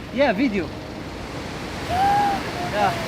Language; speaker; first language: English; non-native, learner; Arabic